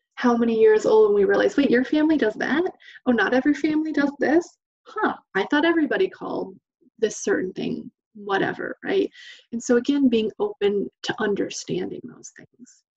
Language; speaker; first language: English; native; English